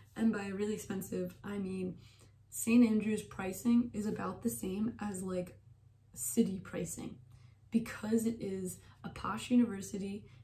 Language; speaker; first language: English; native; English